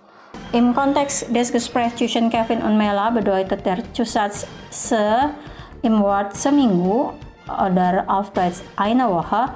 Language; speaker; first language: German; non-native, fluent; Indonesian